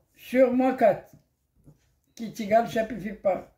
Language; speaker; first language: French; non-native, local second language; Arabic